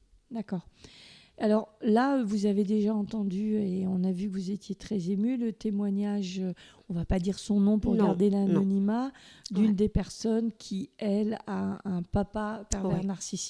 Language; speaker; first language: French; native; French